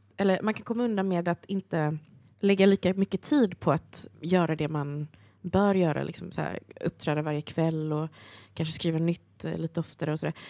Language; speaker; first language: Swedish; early bilingual, other home language; Chinese